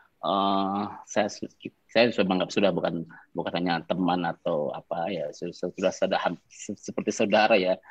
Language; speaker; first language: Indonesian; non-native, local second language; Minangkabau